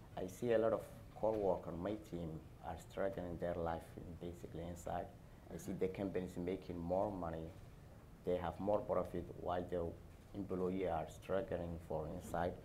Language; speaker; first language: English; non-native, learner; Somali